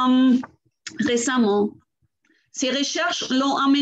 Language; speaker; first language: French; non-native, fluent; German